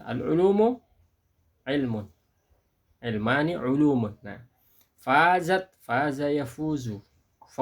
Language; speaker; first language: Arabic; non-native, fluent; Indonesian